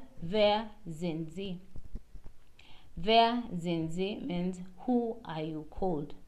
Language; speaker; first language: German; non-native, learner; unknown